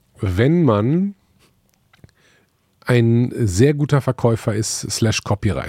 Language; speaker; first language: German; native; German